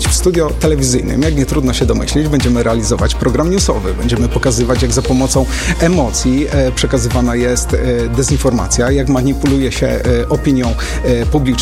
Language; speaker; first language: Polish; native; Polish